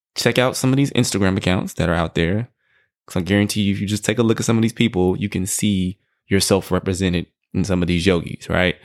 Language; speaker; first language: English; native; English